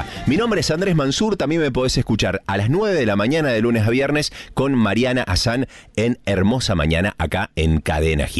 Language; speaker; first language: Spanish; native; Spanish